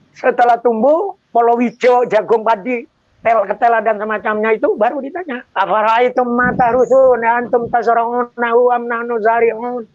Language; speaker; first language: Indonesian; non-native, local second language; Madurese